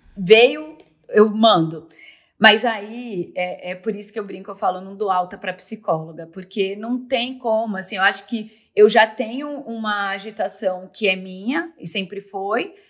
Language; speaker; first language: Portuguese; native; Portuguese